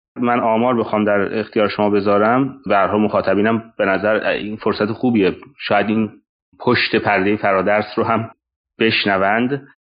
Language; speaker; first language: Persian; non-native, local second language; Azerbaijani